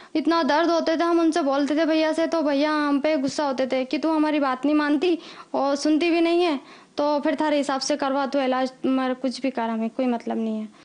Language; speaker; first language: Hindi; native; Hindi